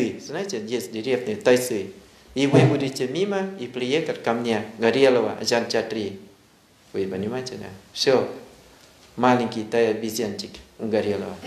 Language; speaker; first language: Russian; non-native, learner; Thai